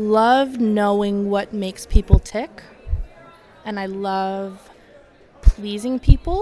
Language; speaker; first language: English; native; English